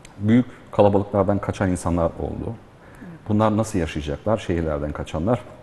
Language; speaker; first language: Turkish; early bilingual, heritage; Turkish